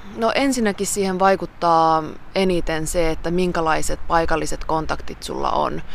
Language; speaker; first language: Finnish; native; Finnish